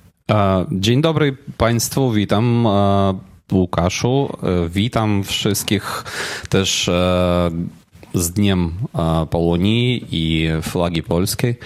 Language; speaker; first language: Polish; non-native, fluent; Ukrainian